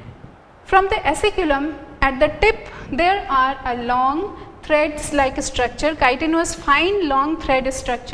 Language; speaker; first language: English; non-native, local second language; Hindi